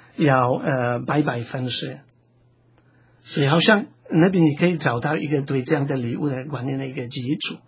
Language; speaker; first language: Chinese; non-native, fluent; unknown